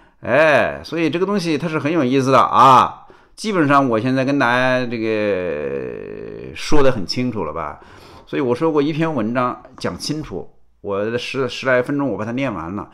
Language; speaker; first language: Chinese; native; Chinese